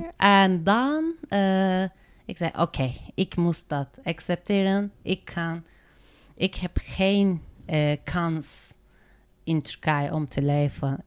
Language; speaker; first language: Dutch; non-native, learner; Turkish